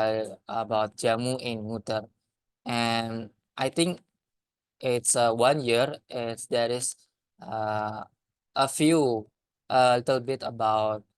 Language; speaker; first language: English; non-native, learner; Indonesian